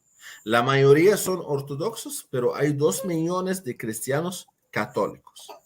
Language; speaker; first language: Spanish; non-native, fluent; Arabic